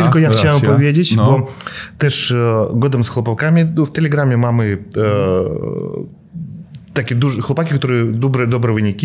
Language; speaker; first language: Polish; non-native, fluent; Russian